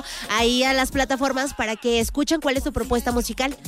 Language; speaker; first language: Spanish; native; Spanish